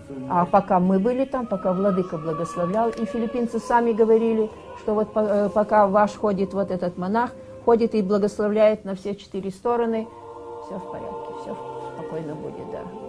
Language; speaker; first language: Russian; native; Russian